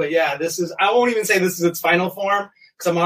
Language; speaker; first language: English; native; English